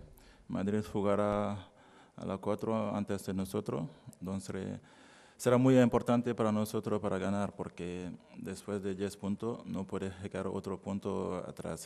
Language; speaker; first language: Spanish; non-native, learner; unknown